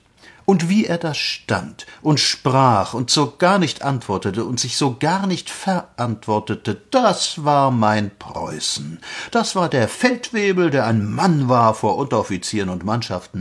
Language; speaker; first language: German; native; German